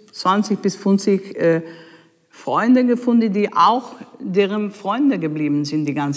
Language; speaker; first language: German; non-native, fluent; English